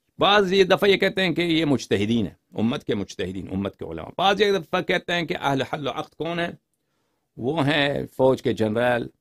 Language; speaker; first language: Urdu; non-native, fluent; Persian